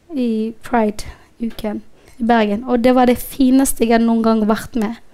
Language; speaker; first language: Norwegian; non-native, fluent; Somali